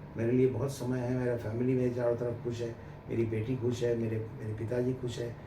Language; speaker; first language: Hindi; non-native, local second language; Bangla